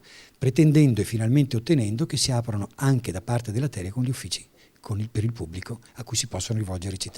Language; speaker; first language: Italian; native; Italian